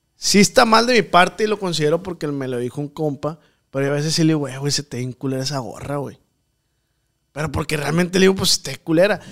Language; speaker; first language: Spanish; native; Spanish